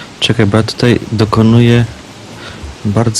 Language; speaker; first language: Polish; native; Polish